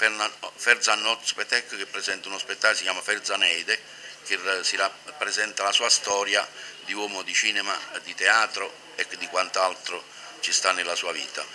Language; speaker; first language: Italian; native; Italian